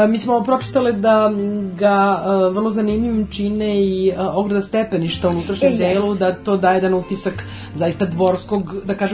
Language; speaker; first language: Serbian; native; Serbian